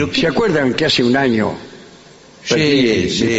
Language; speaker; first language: Spanish; native; Spanish